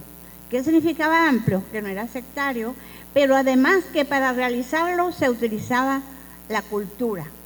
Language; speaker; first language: Spanish; native; Spanish